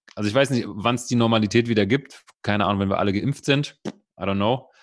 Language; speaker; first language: German; native; German